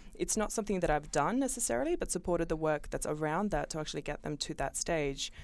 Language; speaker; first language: English; early bilingual, other home language; Bosnian